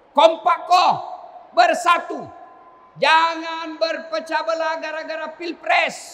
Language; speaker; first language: Indonesian; native; Indonesian